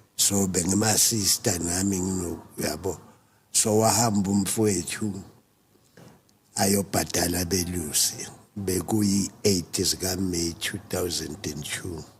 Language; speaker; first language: Zulu; native; Zulu